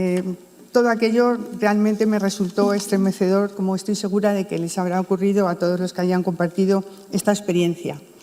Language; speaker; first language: Spanish; native; Spanish